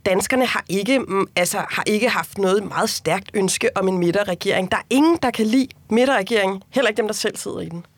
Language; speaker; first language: Danish; native; Danish